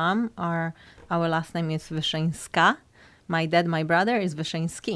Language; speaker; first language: English; non-native, fluent; Polish